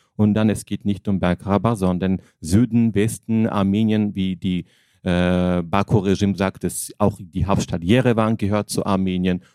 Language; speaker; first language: German; non-native, fluent; Armenian